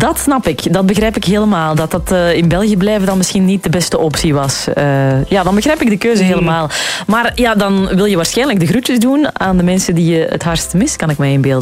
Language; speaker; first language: Dutch; native; Dutch